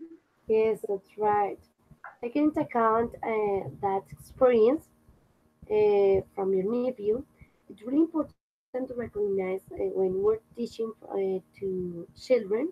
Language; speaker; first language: English; non-native, fluent; Spanish